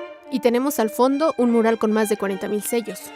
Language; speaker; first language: Spanish; native; Spanish